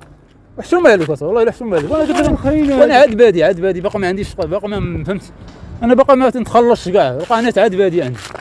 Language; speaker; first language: Arabic; native; Arabic